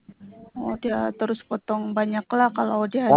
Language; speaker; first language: Indonesian; non-native, local second language; Malay